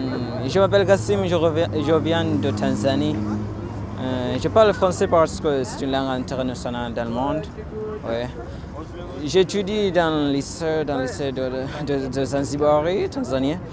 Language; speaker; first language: French; non-native, learner; Swahili